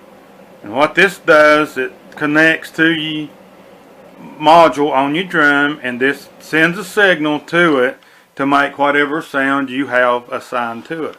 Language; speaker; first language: English; native; English